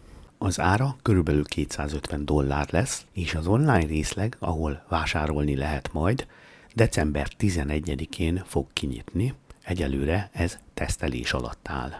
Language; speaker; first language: Hungarian; native; Hungarian